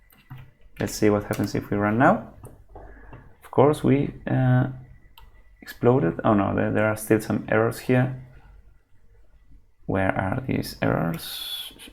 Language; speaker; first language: English; non-native, fluent; Spanish